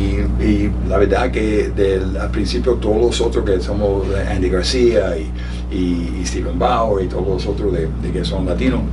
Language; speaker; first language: Spanish; early bilingual, heritage; Spanish